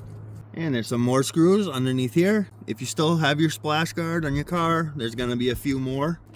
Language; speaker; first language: English; native; English